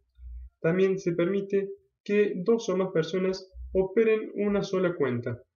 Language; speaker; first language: Spanish; native; Spanish